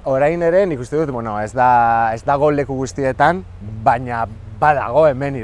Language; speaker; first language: Basque; non-native, fluent; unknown